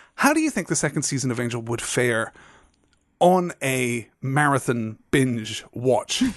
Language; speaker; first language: English; native; English